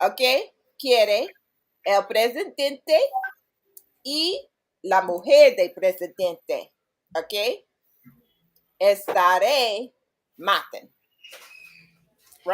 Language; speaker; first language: Spanish; non-native, learner; English